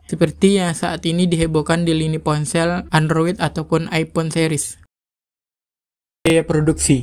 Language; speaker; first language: Indonesian; native; Indonesian